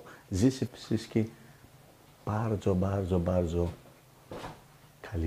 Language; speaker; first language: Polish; non-native, learner; Greek